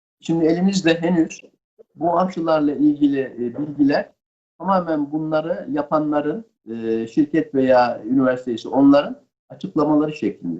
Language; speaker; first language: Turkish; native; Turkish